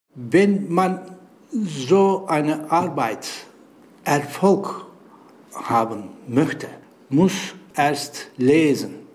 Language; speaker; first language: German; non-native, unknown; Turkish